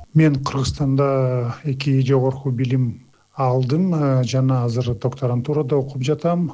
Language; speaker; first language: Kyrgyz; non-native, local second language; Azerbaijani